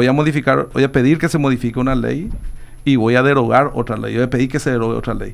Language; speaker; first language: Spanish; native; Spanish